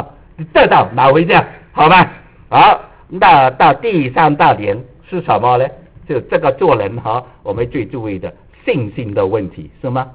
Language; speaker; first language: Chinese; native; Chinese